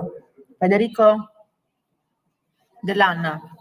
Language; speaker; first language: Italian; native; Italian